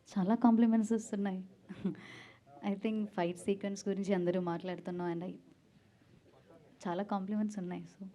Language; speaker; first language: Telugu; non-native, learner; Malayalam